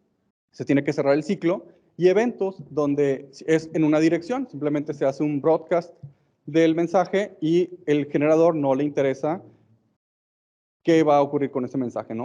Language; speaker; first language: Spanish; native; Spanish